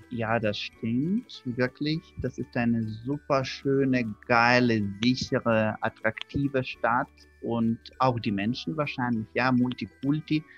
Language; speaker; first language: German; non-native, fluent; Russian